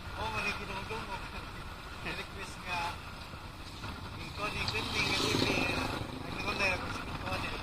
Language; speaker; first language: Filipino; non-native, local second language; Cebuano